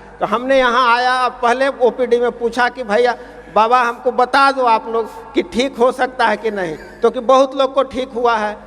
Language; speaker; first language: Hindi; native; Hindi